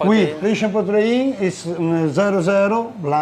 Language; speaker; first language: French; non-native, learner; Italian